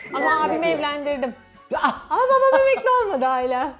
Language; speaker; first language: Turkish; native; Turkish